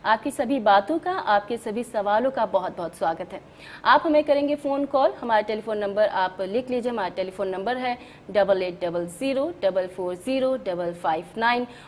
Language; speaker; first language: Hindi; native; Hindi